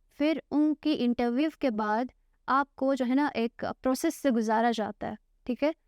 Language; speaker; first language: Urdu; non-native, local second language; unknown